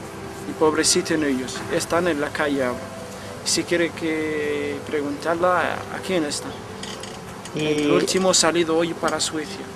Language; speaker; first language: Spanish; non-native, learner; Arabic